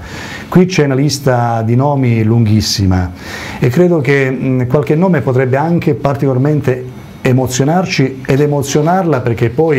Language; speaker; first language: Italian; native; Italian